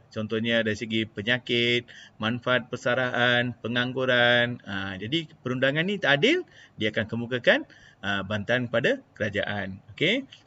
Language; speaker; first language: Malay; non-native, local second language; Tamil